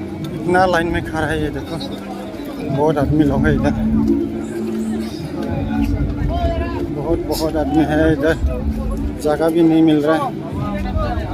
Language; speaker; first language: Hindi; non-native, local second language; Bodo